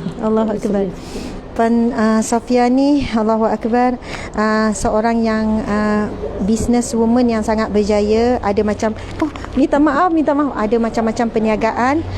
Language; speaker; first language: Malay; native; Malay